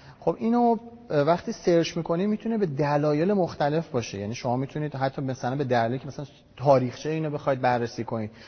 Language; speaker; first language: Persian; native; Persian